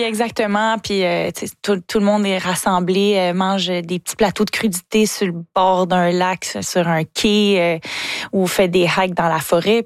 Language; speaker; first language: French; native; French